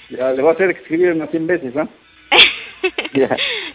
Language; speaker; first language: Spanish; native; Spanish